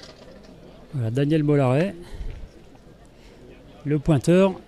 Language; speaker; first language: French; native; French